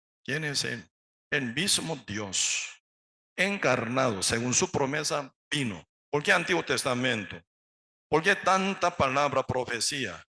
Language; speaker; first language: Spanish; non-native, learner; Korean